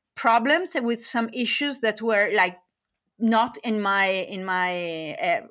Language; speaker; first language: English; non-native, fluent; Italian